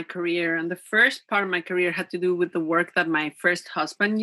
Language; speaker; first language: English; non-native, fluent; Spanish